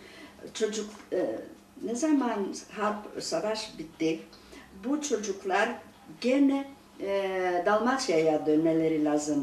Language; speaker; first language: Turkish; non-native, local second language; Greek